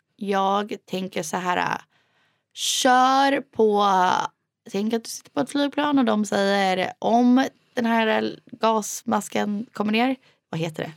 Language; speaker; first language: Swedish; early bilingual, heritage; Swedish